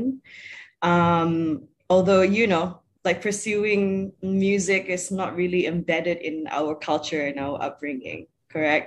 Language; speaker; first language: English; non-native, local second language; Malay